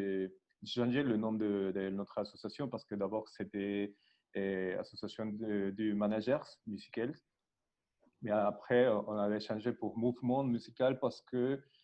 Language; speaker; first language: French; non-native, learner; Spanish